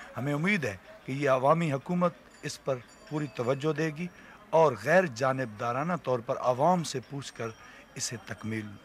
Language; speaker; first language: Urdu; non-native, local second language; Punjabi